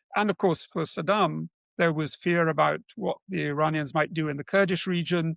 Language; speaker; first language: English; native; English